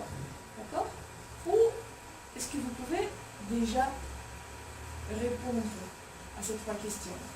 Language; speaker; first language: French; non-native, fluent; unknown